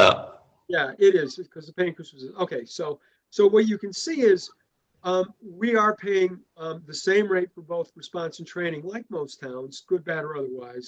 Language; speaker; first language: English; native; English